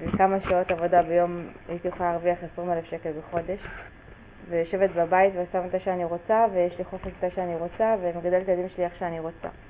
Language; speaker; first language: Hebrew; native; Hebrew